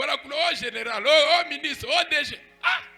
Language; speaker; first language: French; non-native, local second language; Lingala